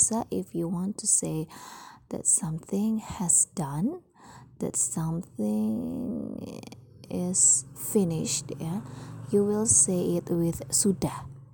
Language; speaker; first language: English; non-native, fluent; Indonesian